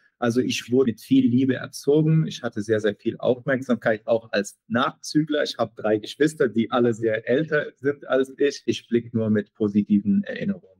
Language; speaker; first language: German; non-native, fluent; Arabic